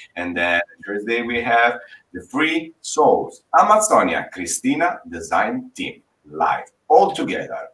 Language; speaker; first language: English; non-native, fluent; Italian